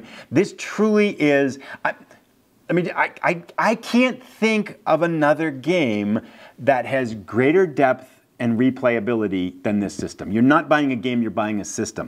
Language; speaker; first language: English; native; English